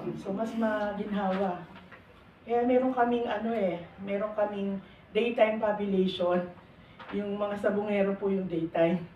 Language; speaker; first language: Filipino; native; Filipino